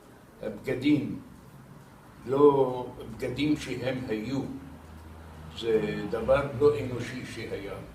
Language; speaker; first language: Hebrew; non-native, fluent; Arabic